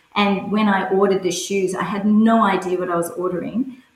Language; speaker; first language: English; native; English